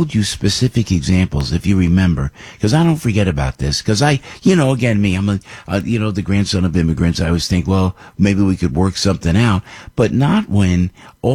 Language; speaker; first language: English; native; English